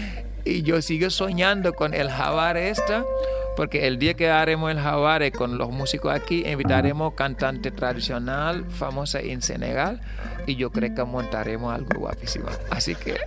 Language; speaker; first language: Spanish; non-native, fluent; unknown